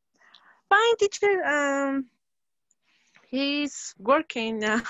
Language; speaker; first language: English; non-native, learner; Spanish